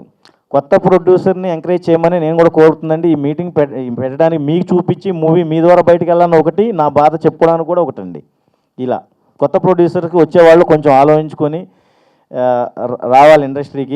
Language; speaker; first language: Telugu; native; Telugu